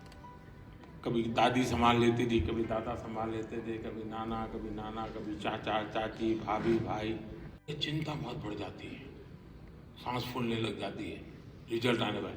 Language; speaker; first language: Hindi; native; Hindi